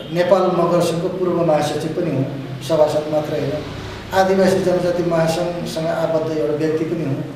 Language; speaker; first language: Nepali; non-native, local second language; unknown